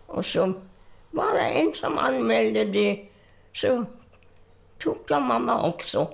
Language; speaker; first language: Swedish; non-native, fluent; German